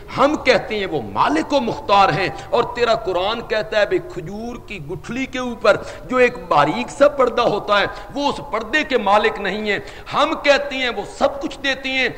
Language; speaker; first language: Urdu; non-native, local second language; Punjabi